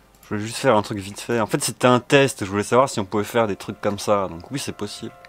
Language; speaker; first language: French; native; French